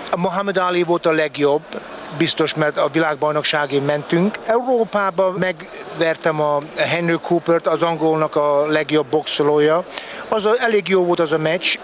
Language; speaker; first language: Hungarian; early bilingual, heritage; Hungarian